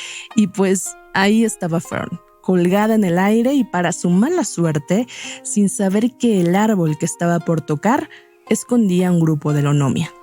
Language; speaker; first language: Spanish; native; Spanish